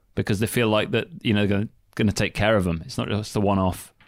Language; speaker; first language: English; native; English